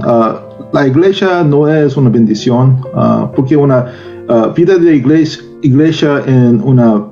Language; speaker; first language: Spanish; non-native, learner; Korean